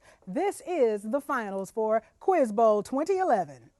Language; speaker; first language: English; native; English